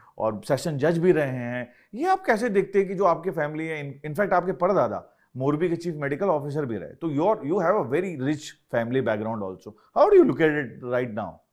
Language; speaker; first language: Hindi; native; Hindi